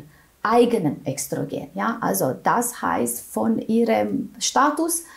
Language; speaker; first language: German; non-native, fluent; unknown